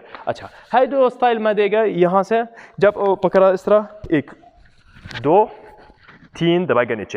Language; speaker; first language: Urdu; non-native, local second language; Punjabi